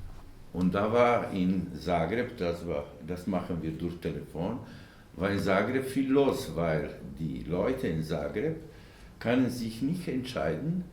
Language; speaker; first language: German; non-native, learner; Slovenian